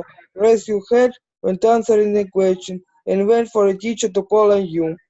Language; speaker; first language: English; non-native, learner; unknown